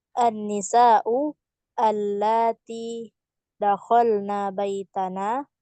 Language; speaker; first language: Arabic; non-native, learner; Indonesian